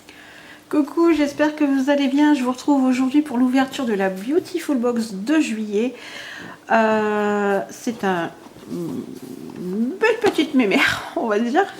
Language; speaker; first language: French; native; French